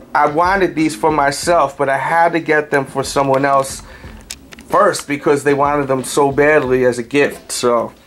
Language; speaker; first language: English; native; English